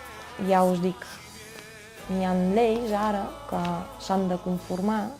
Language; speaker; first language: Catalan; non-native, fluent; Romanian